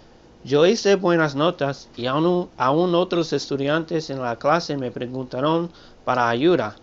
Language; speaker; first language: Spanish; non-native, learner; English